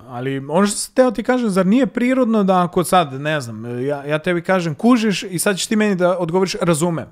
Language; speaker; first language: Serbian; native; Serbian